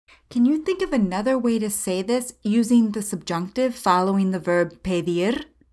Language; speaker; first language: English; native; English